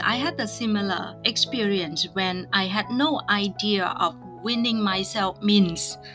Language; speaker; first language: English; non-native, fluent; Vietnamese